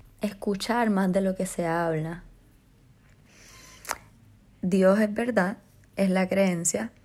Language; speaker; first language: Spanish; native; Spanish